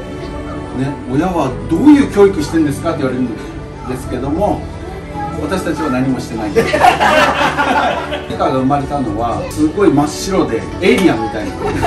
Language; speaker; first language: Japanese; native; Japanese